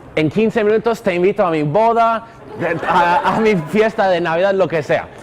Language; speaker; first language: Spanish; non-native, fluent; English